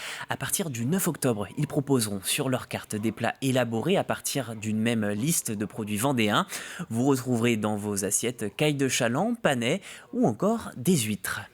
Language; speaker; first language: French; native; French